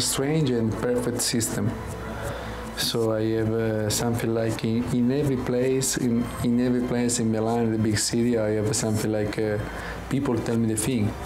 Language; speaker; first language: English; non-native, learner; Italian